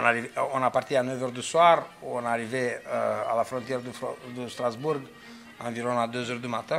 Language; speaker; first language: French; non-native, fluent; Romanian